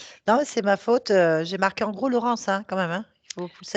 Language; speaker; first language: French; native; French